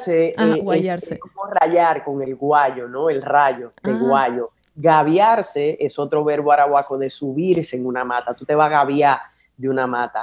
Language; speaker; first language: Spanish; native; Spanish